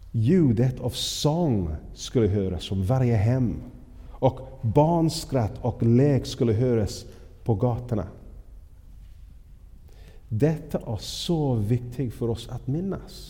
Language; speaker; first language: Swedish; non-native, fluent; English